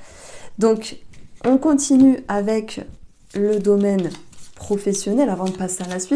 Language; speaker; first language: French; native; French